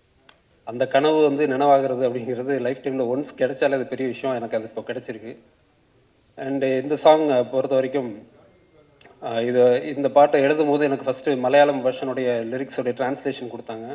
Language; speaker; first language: Tamil; native; Tamil